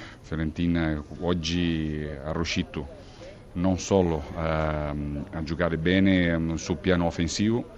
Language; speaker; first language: Italian; non-native, fluent; Portuguese